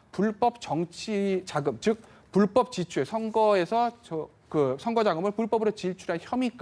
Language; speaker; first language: Korean; native; Korean